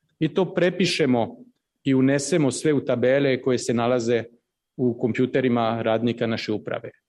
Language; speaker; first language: Serbian; native; Serbian